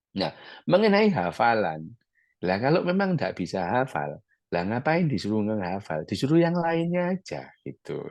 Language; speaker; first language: Indonesian; early bilingual, other home language; Arabic